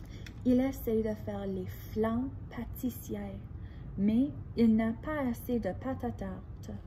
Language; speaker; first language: French; non-native, fluent; English